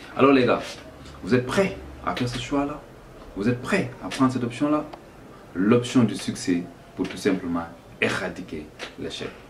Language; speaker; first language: French; non-native, local second language; Wolof